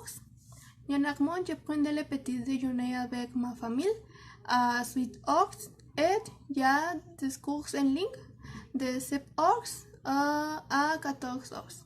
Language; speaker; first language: French; non-native, learner; Spanish